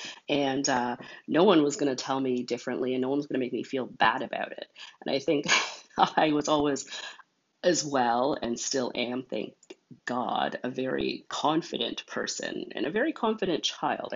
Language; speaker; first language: English; native; English